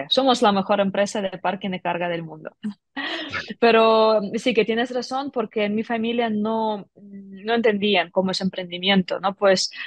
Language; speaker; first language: Spanish; non-native, fluent; Ukrainian